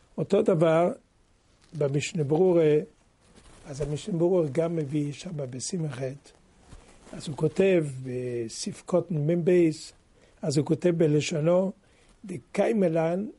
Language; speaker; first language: Hebrew; non-native, fluent; French